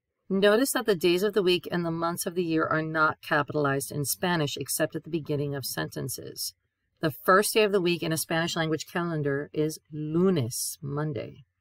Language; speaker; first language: English; native; English